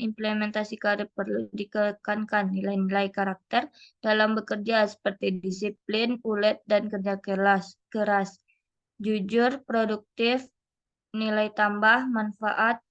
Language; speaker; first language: Indonesian; native; Indonesian